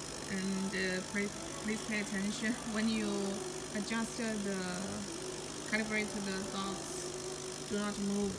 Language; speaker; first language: English; non-native, fluent; Chinese